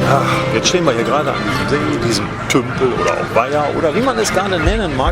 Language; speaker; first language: German; native; German